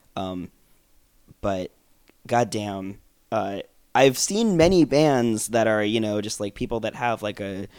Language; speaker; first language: English; native; English